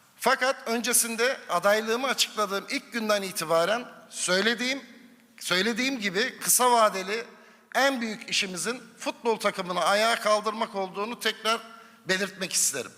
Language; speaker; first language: Turkish; native; Turkish